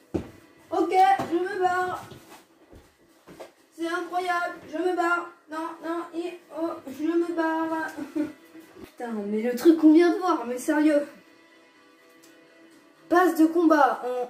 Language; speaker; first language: French; native; French